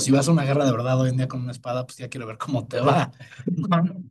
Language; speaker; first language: Spanish; native; Spanish